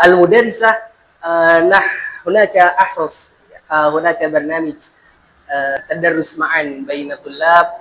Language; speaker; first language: Arabic; non-native, fluent; Indonesian